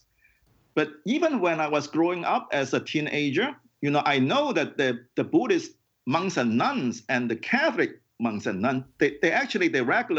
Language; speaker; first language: English; non-native, local second language; Cantonese